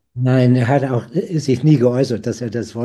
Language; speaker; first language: German; non-native, fluent; English